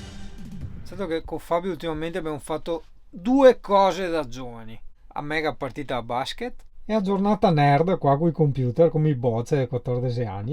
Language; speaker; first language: Italian; native; Italian